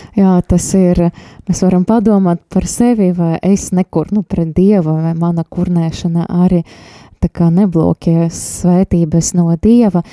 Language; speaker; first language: Latvian; non-native, local second language; Russian